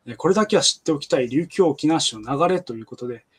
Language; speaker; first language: Japanese; native; Japanese